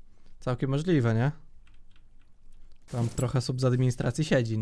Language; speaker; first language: Polish; native; Polish